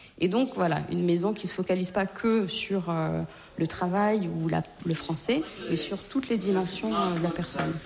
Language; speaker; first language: French; native; French